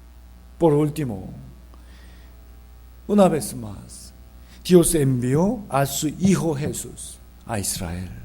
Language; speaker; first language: Spanish; non-native, fluent; Korean